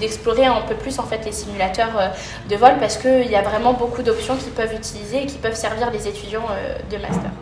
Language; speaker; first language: French; native; French